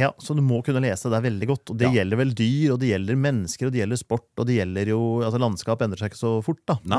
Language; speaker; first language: Norwegian; native; Norwegian